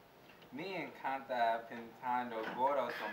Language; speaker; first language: Spanish; non-native, learner; English